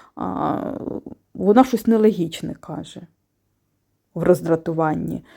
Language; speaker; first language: Ukrainian; non-native, local second language; Russian